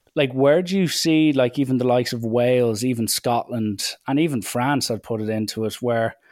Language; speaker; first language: English; native; English